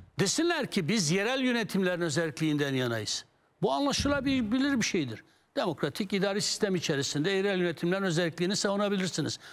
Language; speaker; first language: Turkish; non-native, local second language; Kurdish